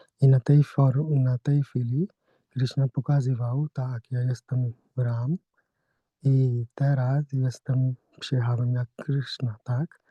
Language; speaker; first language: Polish; non-native, learner; Hindi